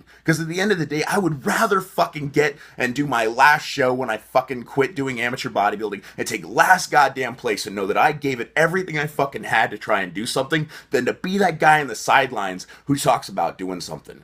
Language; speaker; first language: English; native; English